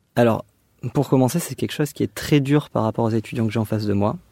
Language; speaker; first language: French; native; French